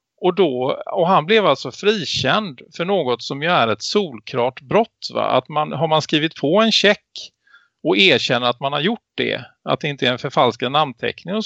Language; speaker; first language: Swedish; native; Swedish